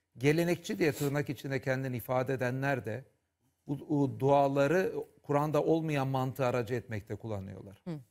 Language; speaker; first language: Turkish; native; Turkish